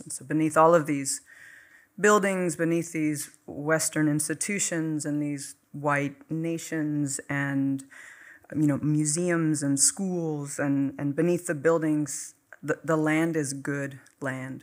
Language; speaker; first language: English; native; English